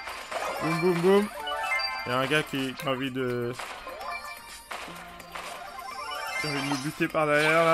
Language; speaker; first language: French; native; French